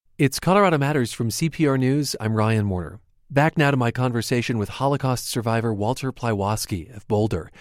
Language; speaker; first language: English; native; English